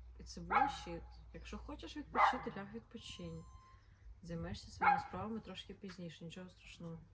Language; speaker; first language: Ukrainian; non-native, local second language; Russian